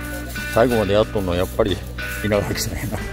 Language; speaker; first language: Japanese; native; Japanese